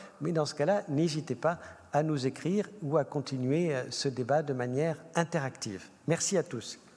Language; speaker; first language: French; native; French